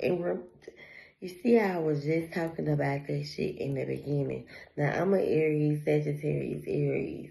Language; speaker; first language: English; native; English